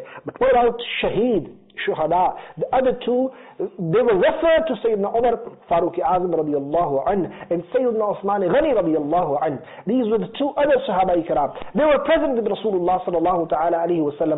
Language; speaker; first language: English; non-native, local second language; Urdu